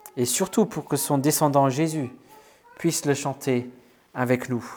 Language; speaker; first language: French; non-native, fluent; English